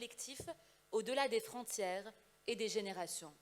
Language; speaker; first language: French; non-native, local second language; Arabic